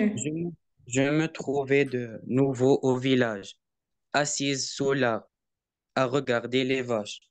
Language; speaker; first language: French; non-native, learner; Arabic